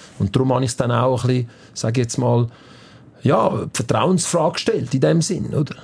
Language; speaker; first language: German; early bilingual, other home language; Italian